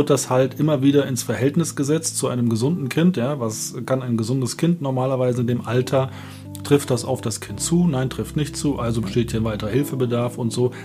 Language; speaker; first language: German; native; German